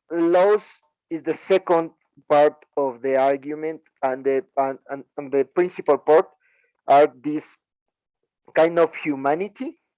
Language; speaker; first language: English; non-native, learner; Spanish